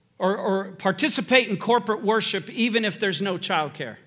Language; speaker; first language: English; native; English